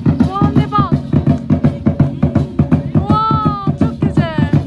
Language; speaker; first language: Turkish; non-native, learner; Korean